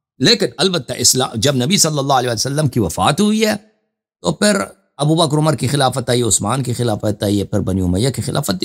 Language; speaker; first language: Urdu; non-native, fluent; Persian